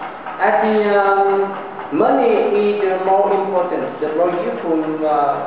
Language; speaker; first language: English; non-native, learner; Vietnamese